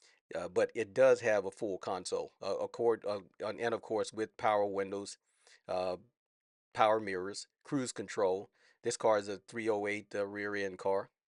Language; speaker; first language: English; native; English